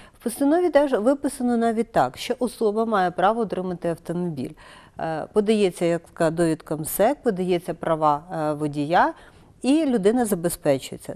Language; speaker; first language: Ukrainian; native; Ukrainian